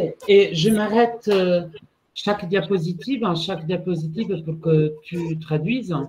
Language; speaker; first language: French; non-native, fluent; Italian